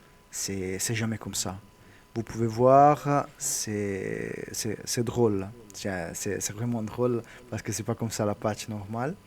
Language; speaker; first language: French; non-native, learner; Italian